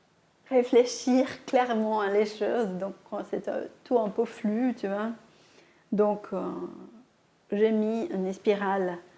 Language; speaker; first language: French; non-native, fluent; Portuguese